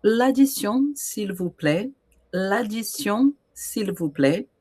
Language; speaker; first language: French; non-native, fluent; Portuguese